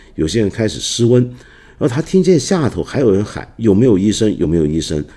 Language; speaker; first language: Chinese; non-native, local second language; Cantonese